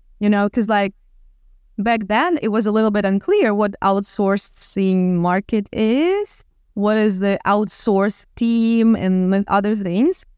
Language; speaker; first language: English; non-native, fluent; Russian